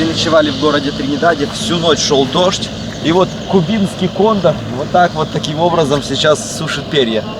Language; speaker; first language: Russian; native; Russian